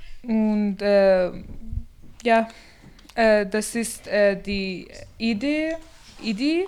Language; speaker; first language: German; non-native, learner; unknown